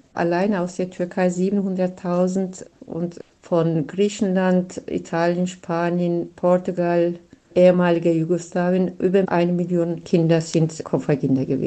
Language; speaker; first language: German; non-native, fluent; Turkish